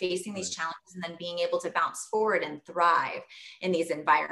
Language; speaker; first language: English; native; English